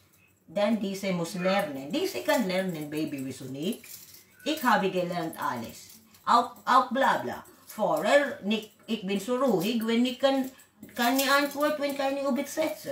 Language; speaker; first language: German; non-native, learner; Waray